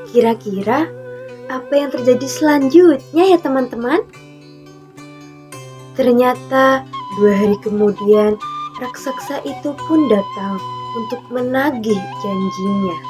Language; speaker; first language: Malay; non-native, local second language; Javanese